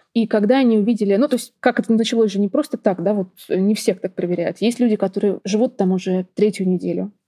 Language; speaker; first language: Russian; native; Russian